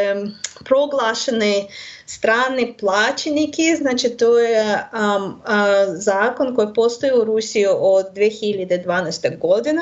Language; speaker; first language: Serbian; non-native, learner; Russian